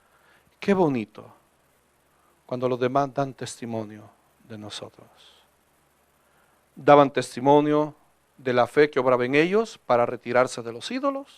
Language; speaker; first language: Spanish; native; Spanish